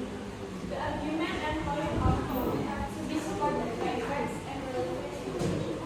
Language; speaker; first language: English; non-native, learner; Indonesian